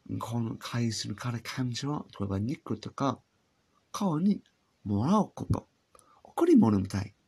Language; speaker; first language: Japanese; non-native, learner; English